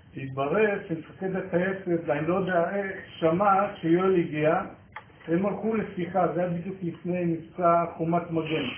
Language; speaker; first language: Hebrew; native; Hebrew